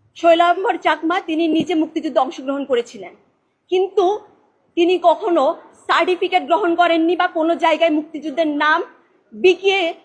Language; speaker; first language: Bangla; non-native, local second language; Chakma